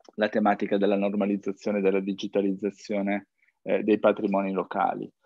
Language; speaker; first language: Italian; native; Italian